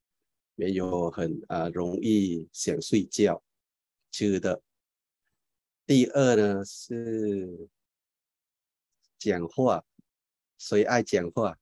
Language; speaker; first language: Chinese; non-native, fluent; Thai